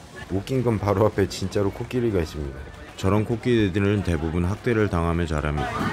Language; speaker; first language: Korean; native; Korean